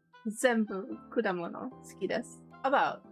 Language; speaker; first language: Japanese; non-native, learner; English